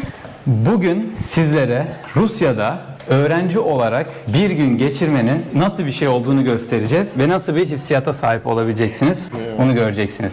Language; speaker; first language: Turkish; native; Turkish